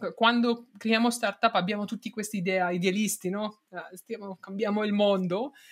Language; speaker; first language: Italian; non-native, fluent; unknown